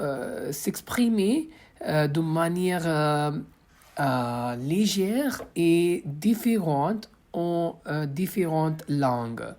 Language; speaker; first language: French; non-native, fluent; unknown